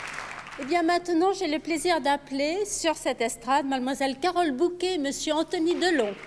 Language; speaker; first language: French; native; French